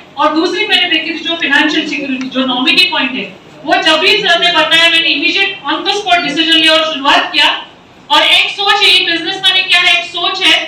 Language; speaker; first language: Hindi; non-native, local second language; Marathi